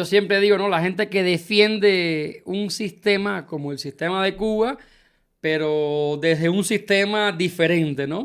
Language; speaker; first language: Spanish; native; Spanish